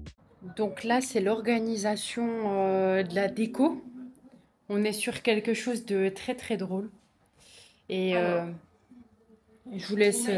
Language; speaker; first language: French; native; French